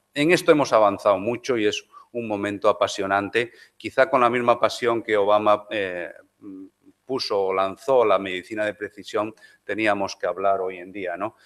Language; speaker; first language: Spanish; non-native, local second language; Galician